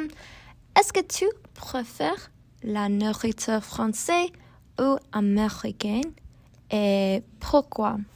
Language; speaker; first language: French; non-native, learner; English